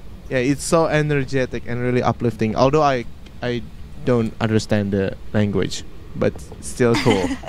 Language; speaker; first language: English; non-native, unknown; Indonesian